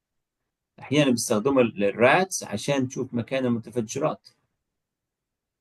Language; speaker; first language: Arabic; native; Arabic